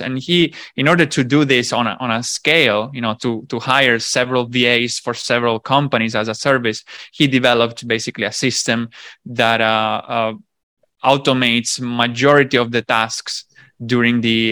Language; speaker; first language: English; non-native, fluent; Italian